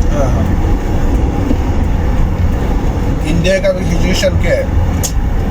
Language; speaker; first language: Hindi; non-native, learner; Bangla